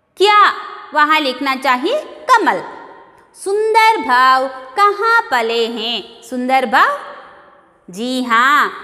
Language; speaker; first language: Hindi; non-native, local second language; Kannada